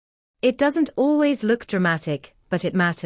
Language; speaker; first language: English; native; English